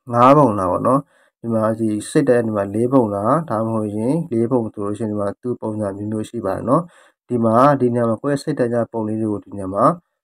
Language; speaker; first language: Burmese; native; Burmese